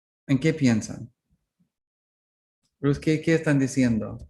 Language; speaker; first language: Spanish; non-native, learner; English